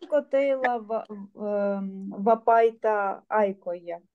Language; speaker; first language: Finnish; non-native, learner; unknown